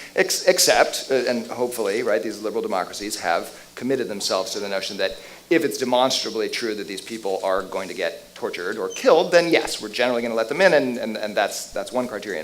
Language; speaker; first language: English; native; English